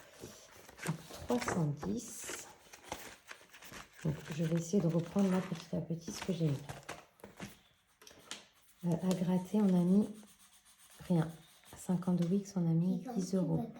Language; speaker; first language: French; native; French